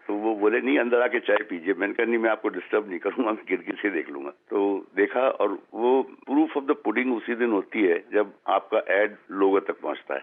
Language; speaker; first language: Hindi; native; Hindi